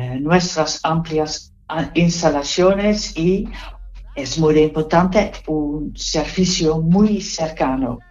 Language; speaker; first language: Spanish; non-native, learner; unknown